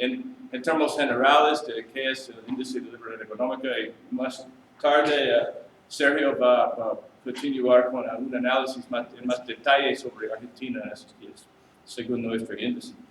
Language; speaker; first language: Spanish; non-native, learner; English